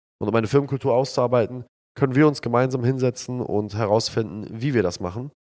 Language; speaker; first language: German; early bilingual, other home language; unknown